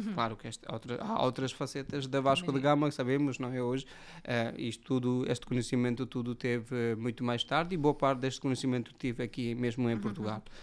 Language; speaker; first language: Portuguese; non-native, fluent; Hindi